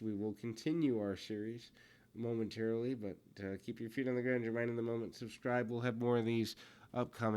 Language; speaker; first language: English; native; English